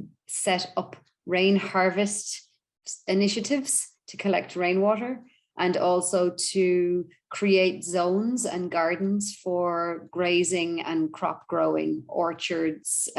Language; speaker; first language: English; non-native, fluent; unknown